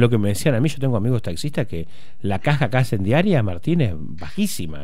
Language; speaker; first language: Spanish; native; Spanish